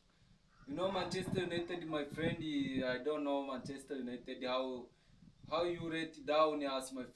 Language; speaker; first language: English; non-native, learner; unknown